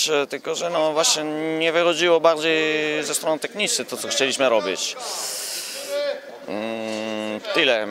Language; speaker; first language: Polish; non-native, fluent; Italian